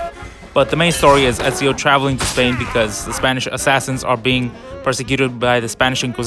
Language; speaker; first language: English; native; English